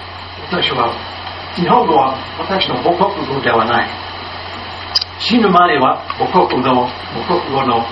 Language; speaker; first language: Japanese; non-native, learner; English